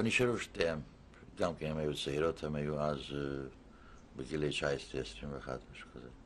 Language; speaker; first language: Hebrew; non-native, fluent; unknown